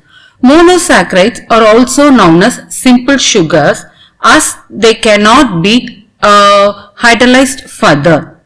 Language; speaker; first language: English; non-native, local second language; Tamil